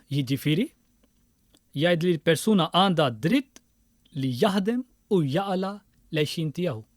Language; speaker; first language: Maltese; non-native, fluent; Urdu